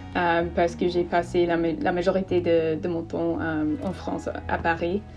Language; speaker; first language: French; non-native, fluent; English